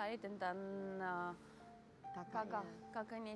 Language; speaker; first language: Indonesian; non-native, learner; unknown